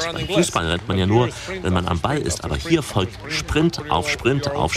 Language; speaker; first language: German; native; German